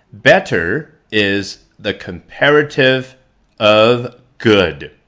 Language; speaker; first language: English; non-native, fluent; Chinese